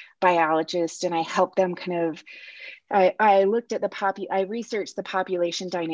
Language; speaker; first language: English; native; English